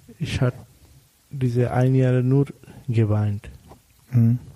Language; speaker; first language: German; non-native, learner; Bangla